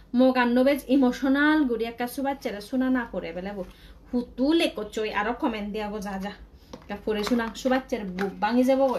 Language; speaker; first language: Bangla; non-native, local second language; Chakma